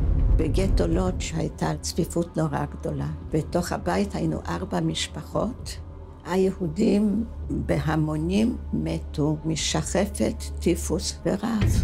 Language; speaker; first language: Hebrew; non-native, fluent; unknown